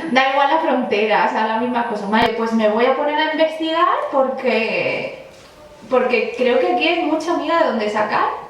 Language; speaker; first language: Spanish; early bilingual, other home language; Chinese